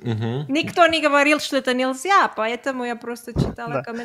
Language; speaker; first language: Russian; non-native, learner; Catalan